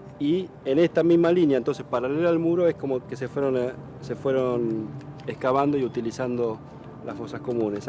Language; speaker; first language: Spanish; native; Spanish